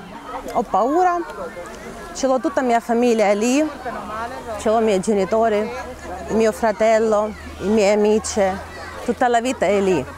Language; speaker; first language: Italian; non-native, fluent; Ukrainian